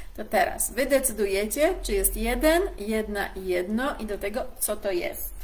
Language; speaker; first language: Polish; native; Polish